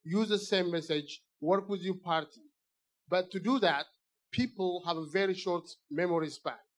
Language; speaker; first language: English; non-native, fluent; Amharic